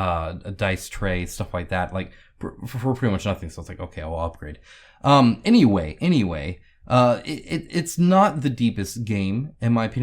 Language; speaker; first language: English; native; English